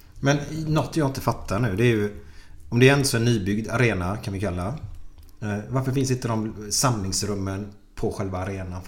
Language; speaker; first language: Swedish; native; Swedish